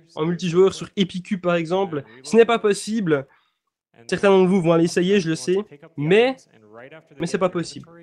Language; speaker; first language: French; native; French